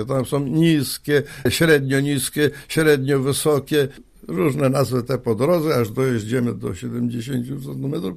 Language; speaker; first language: Polish; native; Polish